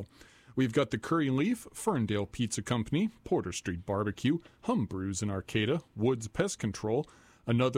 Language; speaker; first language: English; native; English